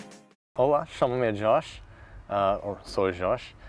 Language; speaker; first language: Portuguese; non-native, learner; English